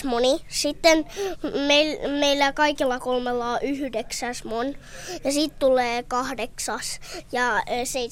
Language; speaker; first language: Finnish; early bilingual, heritage; Finnish